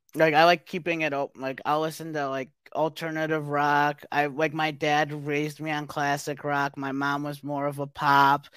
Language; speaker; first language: English; native; English